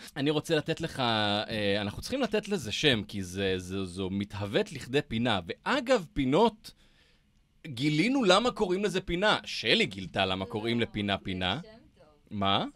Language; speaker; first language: Hebrew; native; Hebrew